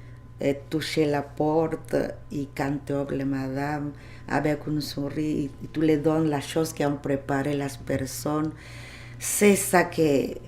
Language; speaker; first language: French; non-native, learner; Spanish